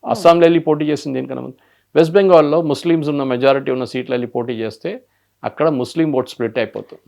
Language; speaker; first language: Telugu; non-native, local second language; Malayalam